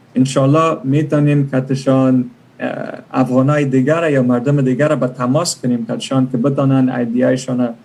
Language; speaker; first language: Persian; early bilingual, other home language; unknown